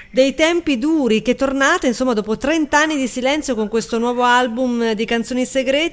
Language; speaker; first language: Italian; native; Italian